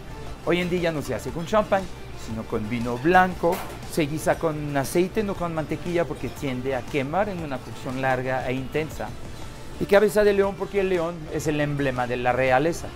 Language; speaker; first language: Spanish; non-native, fluent; French